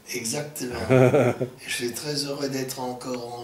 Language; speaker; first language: French; non-native, fluent; English